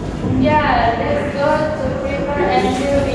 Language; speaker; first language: English; non-native, learner; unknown